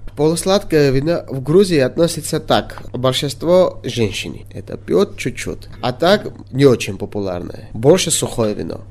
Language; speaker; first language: Russian; non-native, local second language; Georgian